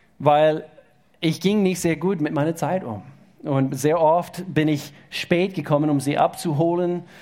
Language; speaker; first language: German; non-native, fluent; English